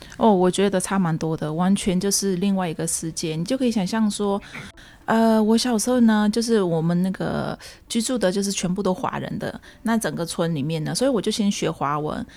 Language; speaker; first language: Chinese; early bilingual, heritage; Chinese